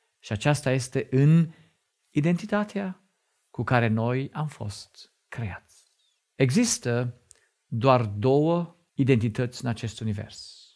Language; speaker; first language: Romanian; non-native, fluent; German